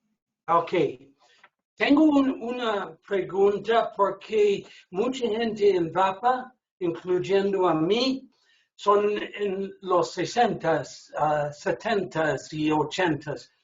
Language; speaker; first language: Spanish; non-native, learner; English